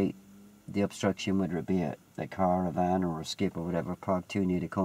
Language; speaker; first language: English; native; English